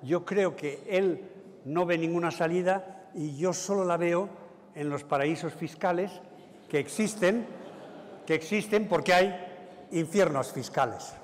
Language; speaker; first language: Spanish; native; Spanish